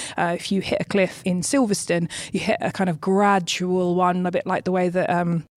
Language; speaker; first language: English; native; English